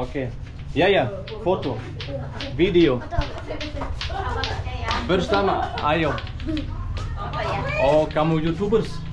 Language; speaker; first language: Indonesian; non-native, learner; German